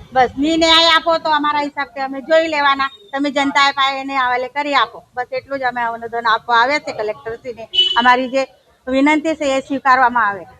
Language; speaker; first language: Gujarati; non-native, local second language; Marathi